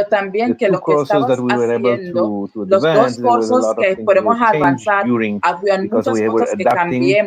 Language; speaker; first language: Spanish; non-native, learner; English